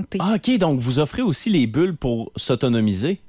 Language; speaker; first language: French; native; French